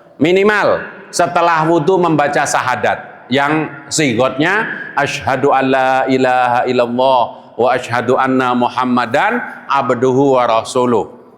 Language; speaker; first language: Indonesian; non-native, local second language; Javanese